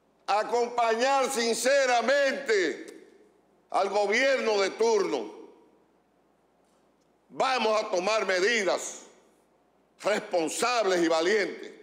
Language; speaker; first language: Spanish; native; Spanish